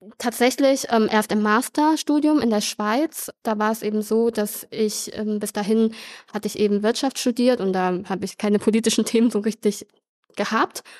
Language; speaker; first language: German; early bilingual, other home language; Vietnamese